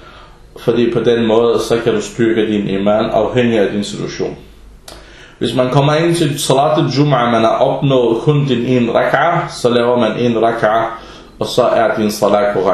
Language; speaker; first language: Danish; non-native, fluent; Arabic